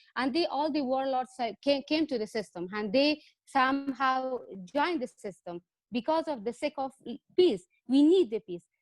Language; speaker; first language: English; non-native, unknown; Persian